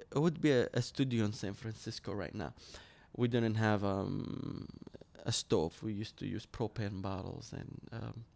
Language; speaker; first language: English; early bilingual, other home language; Arabic